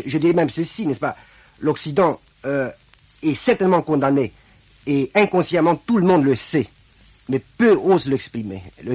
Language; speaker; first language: French; non-native, fluent; Romanian